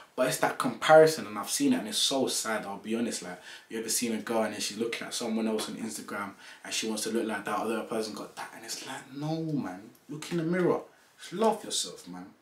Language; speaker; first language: English; native; English